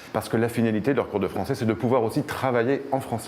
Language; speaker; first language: French; native; French